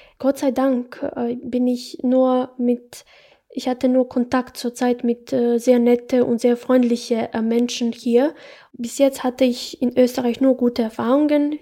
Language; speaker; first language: German; non-native, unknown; Bosnian